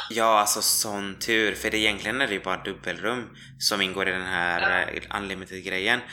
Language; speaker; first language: Swedish; native; Swedish